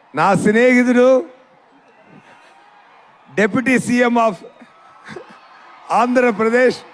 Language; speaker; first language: Telugu; non-native, learner; Tamil